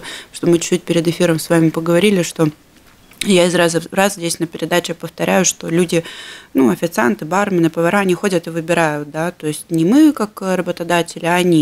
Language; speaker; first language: Russian; native; Russian